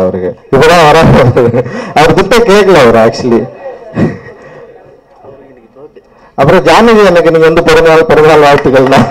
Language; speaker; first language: Tamil; native; Tamil